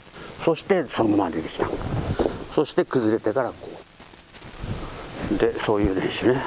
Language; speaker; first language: Japanese; native; Japanese